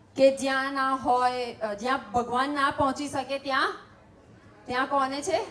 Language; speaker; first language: Gujarati; native; Gujarati